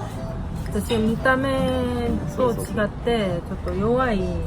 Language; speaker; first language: Japanese; non-native, fluent; Korean